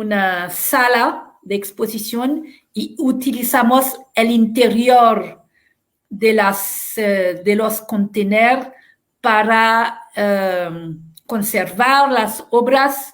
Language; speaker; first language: Spanish; non-native, fluent; French